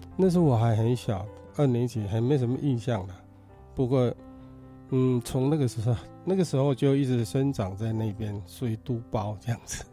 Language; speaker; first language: Chinese; native; Chinese